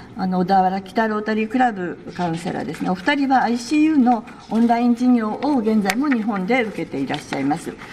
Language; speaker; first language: Japanese; native; Japanese